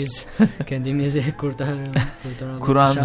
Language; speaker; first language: Turkish; non-native, learner; Albanian